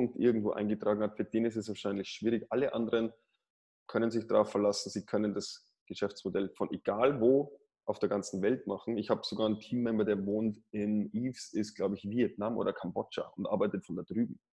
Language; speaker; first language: German; native; German